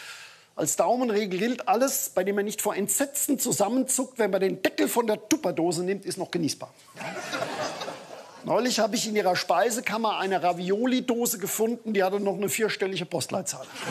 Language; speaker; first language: German; native; German